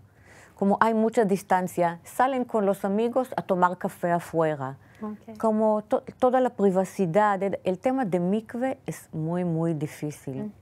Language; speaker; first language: Spanish; non-native, fluent; Hebrew